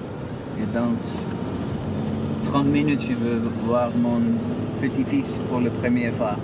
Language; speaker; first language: French; non-native, learner; Icelandic